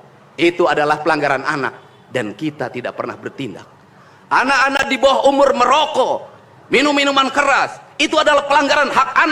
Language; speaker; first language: Indonesian; native; Indonesian